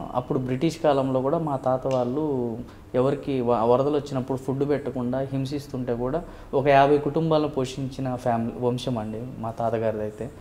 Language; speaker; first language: Telugu; native; Telugu